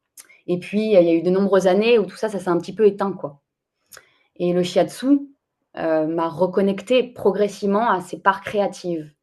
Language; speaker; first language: French; native; French